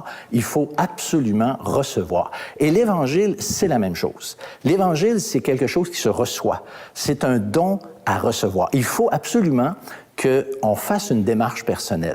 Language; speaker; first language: French; native; French